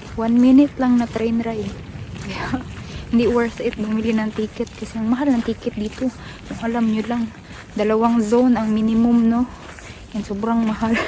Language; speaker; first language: Filipino; non-native, local second language; Cebuano